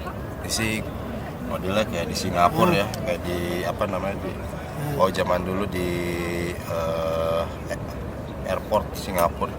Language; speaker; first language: Indonesian; native; Indonesian